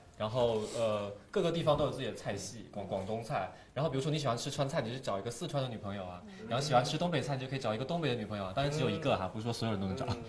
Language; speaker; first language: Chinese; native; Chinese